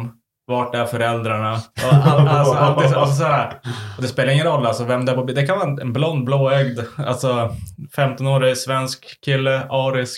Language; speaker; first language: Swedish; native; Swedish